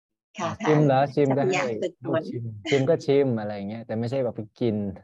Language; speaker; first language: Thai; native; Thai